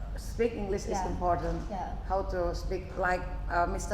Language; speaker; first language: English; non-native, fluent; Indonesian